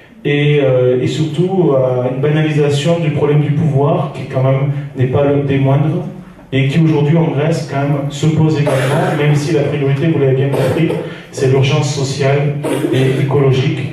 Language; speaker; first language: French; native; French